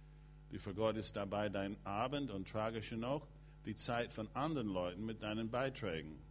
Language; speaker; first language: German; non-native, fluent; English